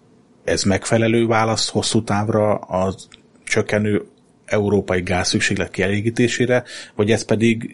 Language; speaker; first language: Hungarian; native; Hungarian